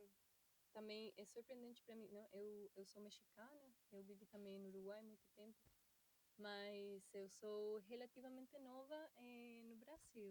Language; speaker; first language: Portuguese; non-native, fluent; Spanish